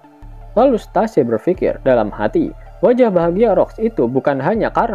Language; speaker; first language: Indonesian; native; Indonesian